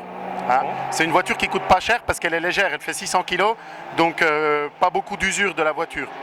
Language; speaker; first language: French; native; French